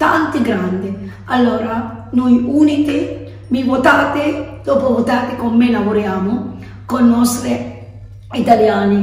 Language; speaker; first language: Italian; non-native, learner; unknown